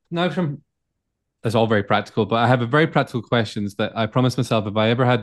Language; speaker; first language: English; native; English